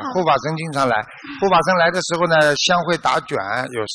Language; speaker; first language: Chinese; native; Chinese